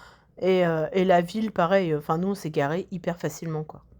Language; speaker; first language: French; native; French